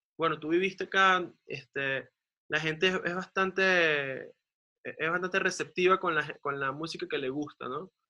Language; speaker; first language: Spanish; native; Spanish